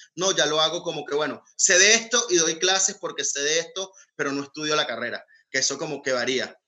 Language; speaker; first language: Spanish; native; Spanish